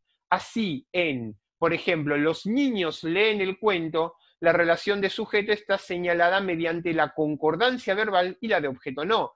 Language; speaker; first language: Spanish; native; Spanish